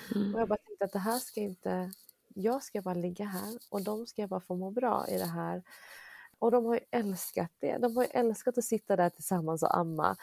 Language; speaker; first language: Swedish; early bilingual, other home language; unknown